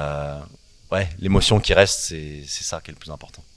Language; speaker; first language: French; native; French